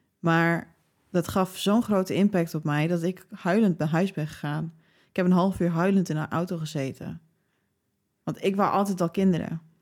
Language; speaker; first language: Dutch; early bilingual, other home language; English